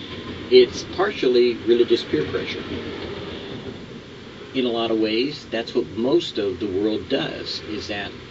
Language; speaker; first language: English; native; English